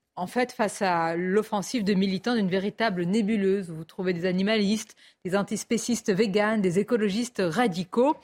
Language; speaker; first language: French; native; French